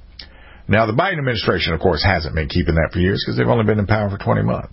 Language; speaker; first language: English; native; English